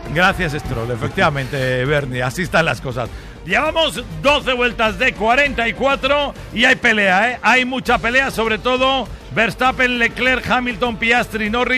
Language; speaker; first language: Spanish; native; Spanish